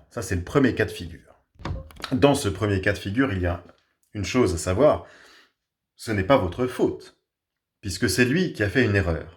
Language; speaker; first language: French; native; French